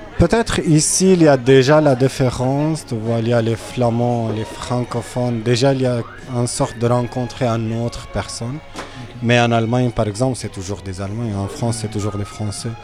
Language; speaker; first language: French; non-native, fluent; Arabic